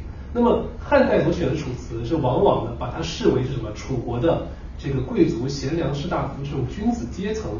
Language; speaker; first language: Chinese; native; Chinese